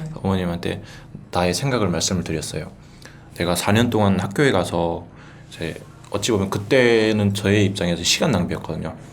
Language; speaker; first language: Korean; native; Korean